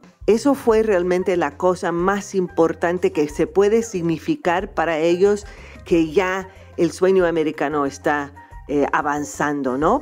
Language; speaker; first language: Spanish; non-native, fluent; English